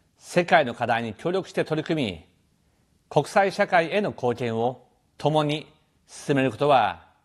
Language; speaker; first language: Japanese; native; Japanese